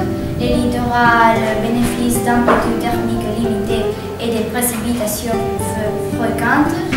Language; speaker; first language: French; non-native, learner; Spanish